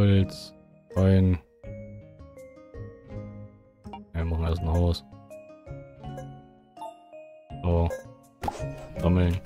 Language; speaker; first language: German; native; German